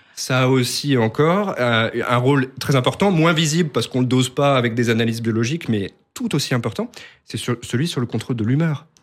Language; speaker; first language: French; native; French